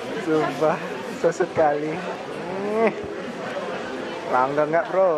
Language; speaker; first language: Russian; non-native, learner; Indonesian